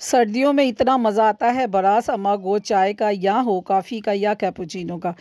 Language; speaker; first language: Urdu; non-native, local second language; Punjabi